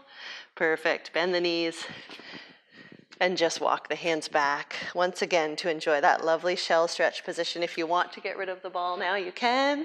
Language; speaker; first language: English; native; English